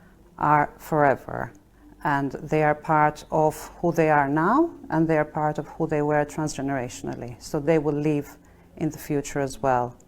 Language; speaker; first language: English; non-native, fluent; Albanian